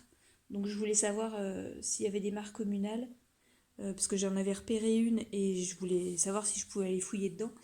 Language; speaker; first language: French; native; French